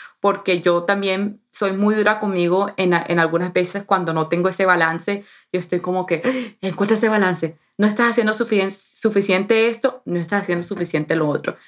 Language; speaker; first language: Spanish; early bilingual, heritage; Spanish